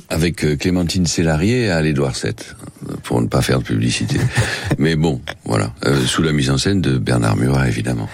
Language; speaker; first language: French; non-native, local second language; Spanish